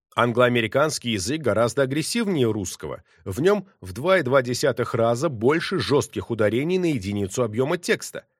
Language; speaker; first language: Russian; native; Russian